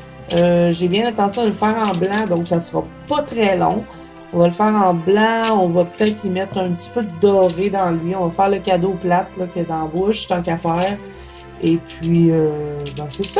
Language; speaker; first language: French; native; French